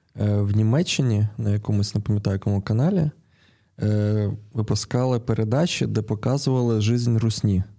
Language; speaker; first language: Ukrainian; non-native, local second language; Russian